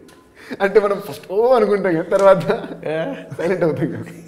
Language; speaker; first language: Telugu; native; Telugu